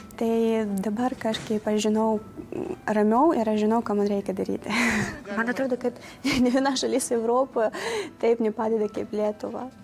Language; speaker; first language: Lithuanian; non-native, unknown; Ukrainian